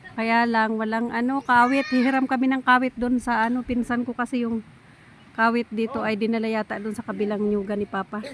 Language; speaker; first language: Filipino; non-native, local second language; Bikol